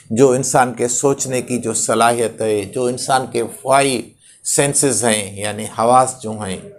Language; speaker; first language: Urdu; non-native, local second language; Sindhi